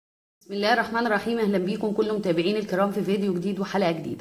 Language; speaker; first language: Arabic; native; Arabic